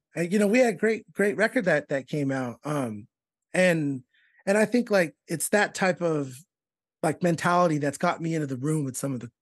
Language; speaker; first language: English; native; English